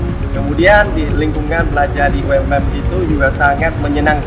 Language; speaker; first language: Indonesian; non-native, fluent; Vietnamese